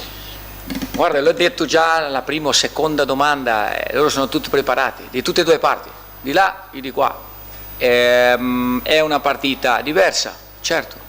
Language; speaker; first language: Italian; non-native, fluent; Portuguese